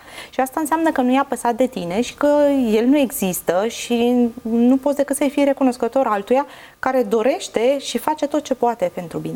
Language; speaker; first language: Romanian; native; Romanian